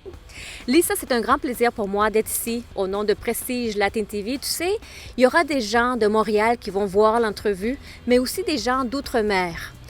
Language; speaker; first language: French; non-native, fluent; Spanish